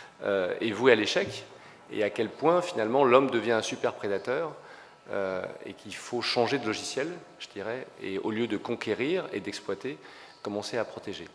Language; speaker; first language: French; native; French